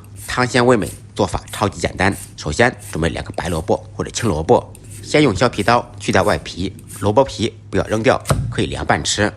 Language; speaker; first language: Chinese; native; Chinese